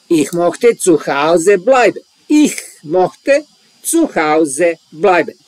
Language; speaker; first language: German; non-native, learner; Serbian